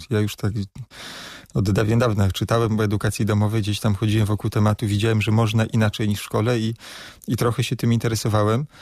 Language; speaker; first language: Polish; native; Polish